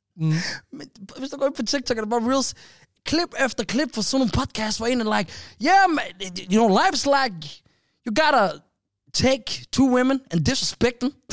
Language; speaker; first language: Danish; native; Danish